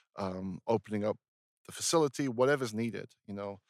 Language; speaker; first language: English; native; English